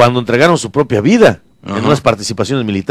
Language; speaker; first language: Spanish; native; Spanish